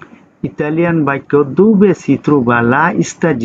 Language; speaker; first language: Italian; non-native, learner; Bangla